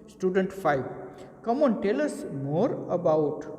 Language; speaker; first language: English; non-native, local second language; Gujarati